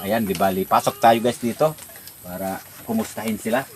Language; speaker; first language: Filipino; native; Filipino